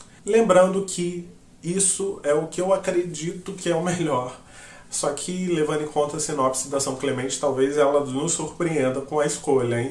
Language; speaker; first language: Portuguese; native; Portuguese